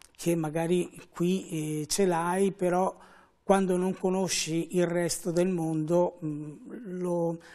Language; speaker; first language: Italian; native; Italian